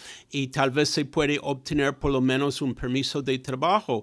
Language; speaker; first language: Spanish; non-native, fluent; English